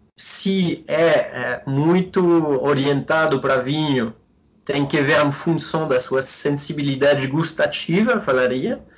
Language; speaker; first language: Portuguese; non-native, fluent; French